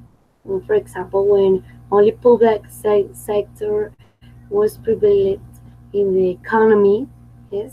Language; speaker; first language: English; non-native, fluent; Spanish